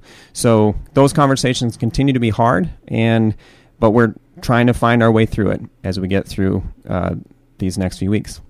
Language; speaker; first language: English; native; English